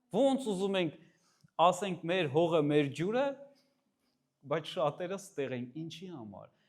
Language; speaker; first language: Armenian; native; Armenian